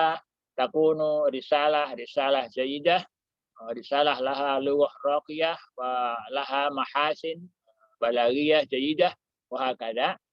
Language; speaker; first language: Arabic; non-native, fluent; Indonesian